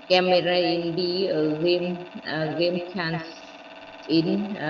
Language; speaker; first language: English; non-native, learner; Vietnamese